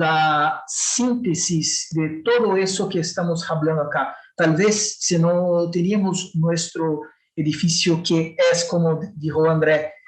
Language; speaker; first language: Spanish; non-native, fluent; Portuguese